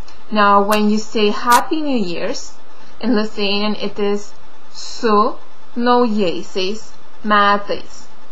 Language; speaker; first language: English; non-native, fluent; Lithuanian